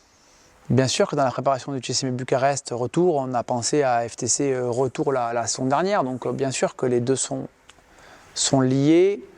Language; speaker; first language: French; native; French